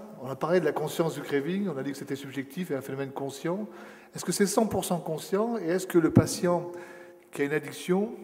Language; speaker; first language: French; native; French